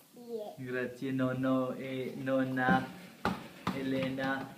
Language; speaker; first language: Italian; non-native, learner; French